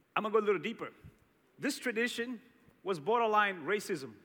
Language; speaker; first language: English; early bilingual, other home language; Portuguese